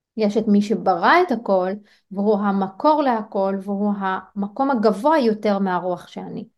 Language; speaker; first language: Hebrew; non-native, local second language; Arabic